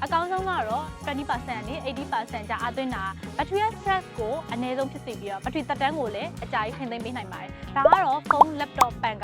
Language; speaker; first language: Burmese; native; Burmese